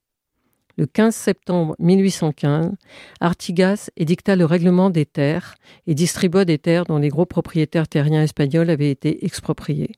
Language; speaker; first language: French; native; French